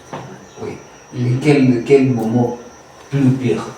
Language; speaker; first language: French; non-native, learner; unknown